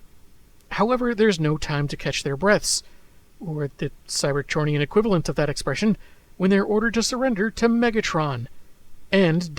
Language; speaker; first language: English; native; English